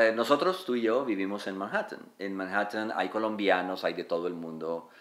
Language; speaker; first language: Spanish; native; Spanish